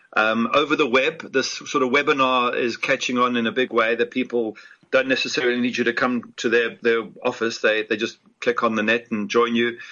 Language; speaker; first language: English; native; English